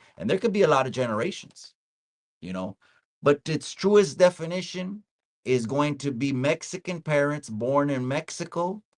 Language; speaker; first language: English; early bilingual, other home language; Spanish